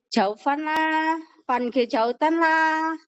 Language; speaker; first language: Cantonese; non-native, learner; Indonesian